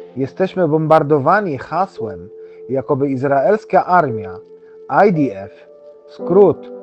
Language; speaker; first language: Polish; non-native, fluent; Arabic